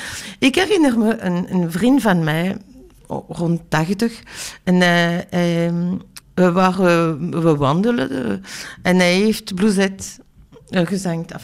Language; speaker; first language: Dutch; non-native, local second language; French